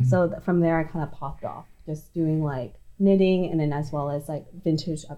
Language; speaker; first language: English; non-native, local second language; Cantonese